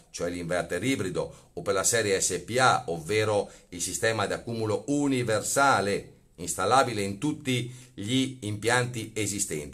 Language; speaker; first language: Italian; native; Italian